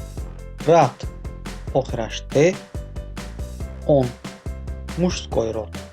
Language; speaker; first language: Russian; non-native, local second language; Tajik